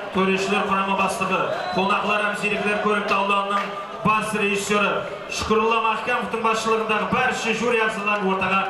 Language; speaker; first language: Uzbek; non-native, local second language; Kara-Kalpak